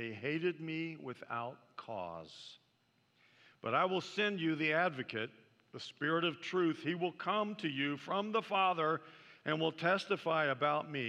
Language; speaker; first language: English; native; English